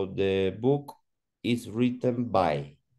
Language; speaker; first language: English; non-native, learner; Spanish